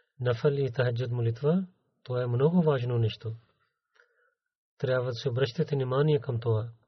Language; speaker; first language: Bulgarian; non-native, learner; Urdu